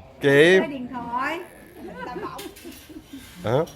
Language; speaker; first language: Vietnamese; non-native, learner; Korean